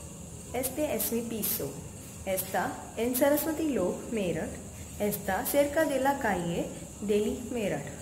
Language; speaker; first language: Spanish; non-native, learner; Hindi